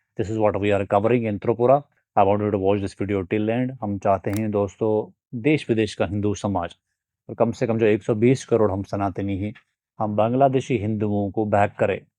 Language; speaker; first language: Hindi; native; Hindi